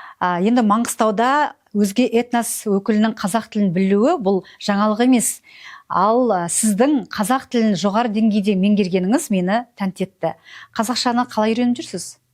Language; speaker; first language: Kazakh; native; Kazakh